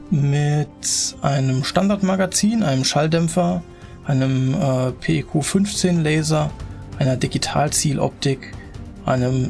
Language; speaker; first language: German; native; German